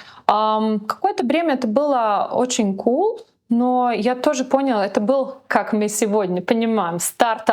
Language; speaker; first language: Russian; non-native, local second language; Latvian